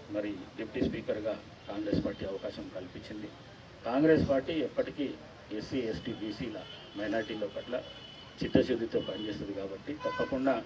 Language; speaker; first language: Telugu; native; Telugu